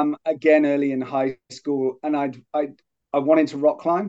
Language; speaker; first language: English; native; English